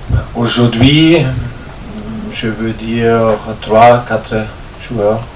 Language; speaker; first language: French; non-native, learner; German